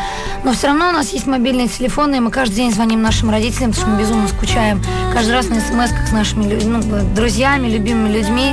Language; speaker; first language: Russian; native; Russian